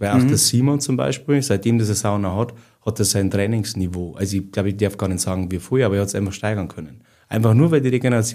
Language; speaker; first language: German; native; German